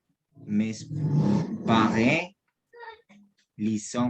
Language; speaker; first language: French; non-native, learner; Spanish